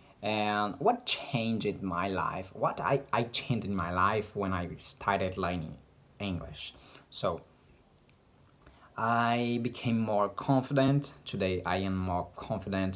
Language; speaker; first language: English; non-native, learner; Portuguese